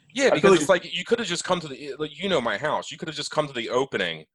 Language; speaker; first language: English; native; English